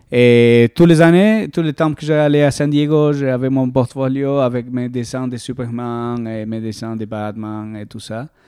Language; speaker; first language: French; non-native, learner; Spanish